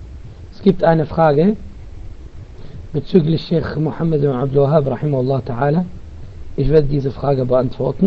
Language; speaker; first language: German; non-native, fluent; Arabic